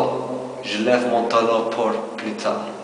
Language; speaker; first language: French; non-native, learner; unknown